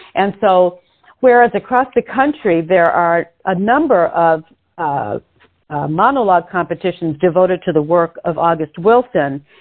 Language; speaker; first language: English; native; English